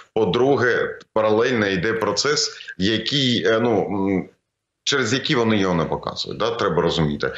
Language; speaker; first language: Ukrainian; non-native, local second language; Russian